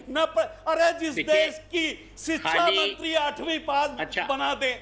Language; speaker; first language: Hindi; native; Hindi